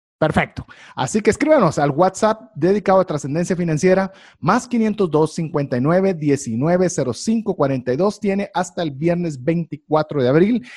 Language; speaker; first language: Spanish; native; Spanish